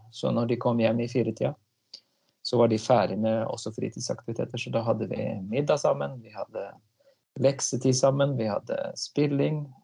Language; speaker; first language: Norwegian; native; Norwegian